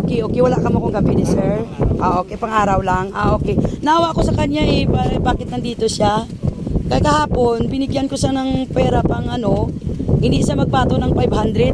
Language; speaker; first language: Filipino; non-native, local second language; Hiligaynon